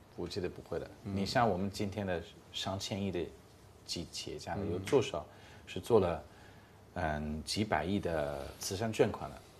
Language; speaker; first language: Chinese; non-native, fluent; English